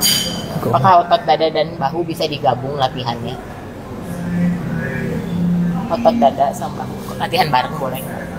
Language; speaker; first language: Indonesian; native; Indonesian